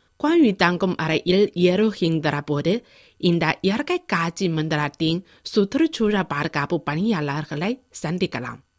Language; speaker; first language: Tamil; non-native, fluent; Chinese